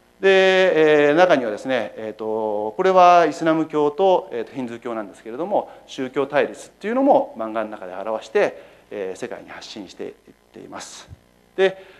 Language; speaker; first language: Japanese; native; Japanese